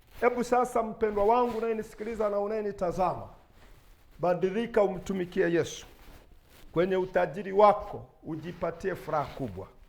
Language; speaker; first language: Swahili; non-native, local second language; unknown